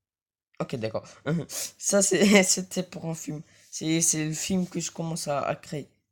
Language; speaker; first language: French; native; French